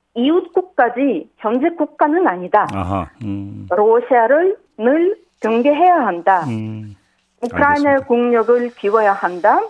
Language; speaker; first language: Korean; non-native, fluent; Ukrainian